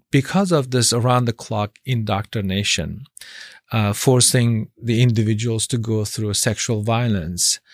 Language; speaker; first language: English; non-native, fluent; Chinese